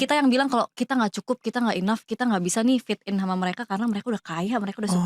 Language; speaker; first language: Indonesian; native; Indonesian